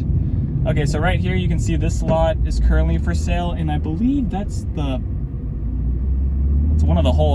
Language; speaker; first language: English; native; English